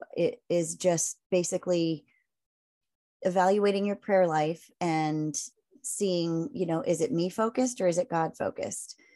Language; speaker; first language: English; native; English